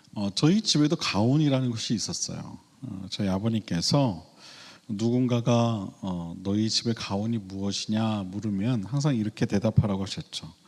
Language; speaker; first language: Korean; native; Korean